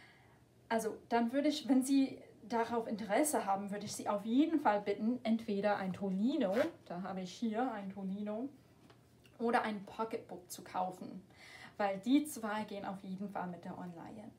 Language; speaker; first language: German; non-native, fluent; English